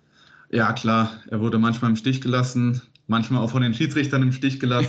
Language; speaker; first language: German; native; German